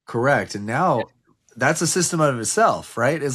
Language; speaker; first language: English; native; English